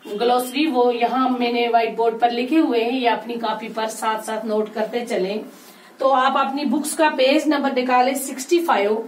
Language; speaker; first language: Urdu; non-native, local second language; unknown